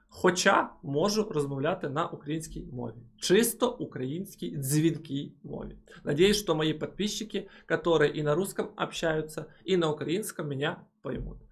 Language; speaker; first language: Ukrainian; non-native, local second language; Russian